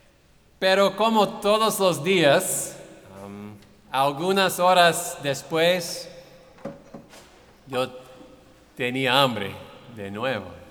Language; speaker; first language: Spanish; non-native, fluent; English